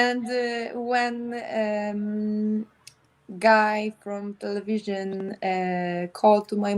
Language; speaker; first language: English; non-native, learner; Polish